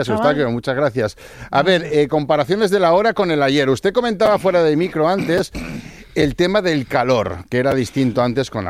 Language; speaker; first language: Spanish; native; Spanish